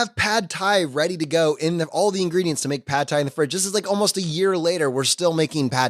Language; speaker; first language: English; native; English